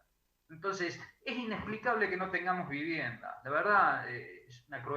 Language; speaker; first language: Spanish; native; Spanish